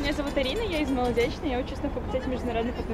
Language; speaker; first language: Russian; native; Russian